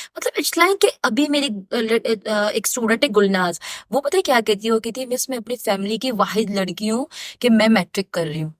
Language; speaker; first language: Urdu; non-native, local second language; Baluchi